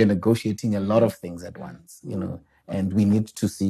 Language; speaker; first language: English; non-native, local second language; Northern Sotho